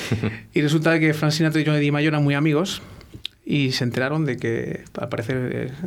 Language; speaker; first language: Spanish; native; Spanish